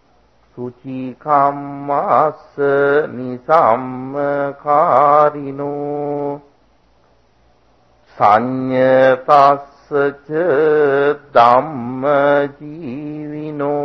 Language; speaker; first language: Chinese; non-native, fluent; Sinhala